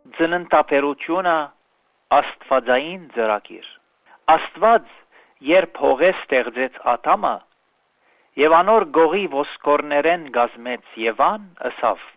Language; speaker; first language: Armenian; early bilingual, heritage; Armenian